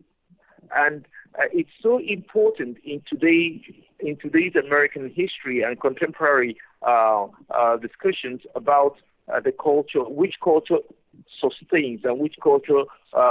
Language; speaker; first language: English; non-native, local second language; Igbo